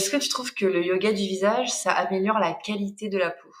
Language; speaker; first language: French; native; French